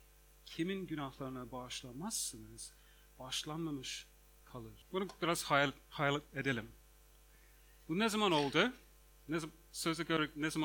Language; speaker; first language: Turkish; non-native, fluent; English